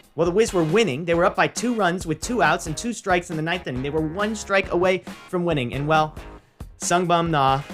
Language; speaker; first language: English; native; English